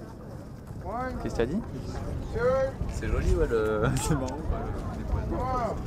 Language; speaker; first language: French; native; French